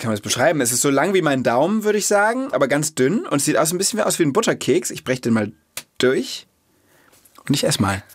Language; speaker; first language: German; native; German